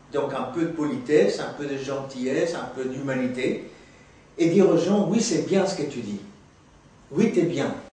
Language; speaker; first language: French; non-native, fluent; Spanish